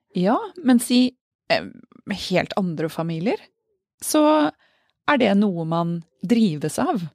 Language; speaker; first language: Norwegian; native; Norwegian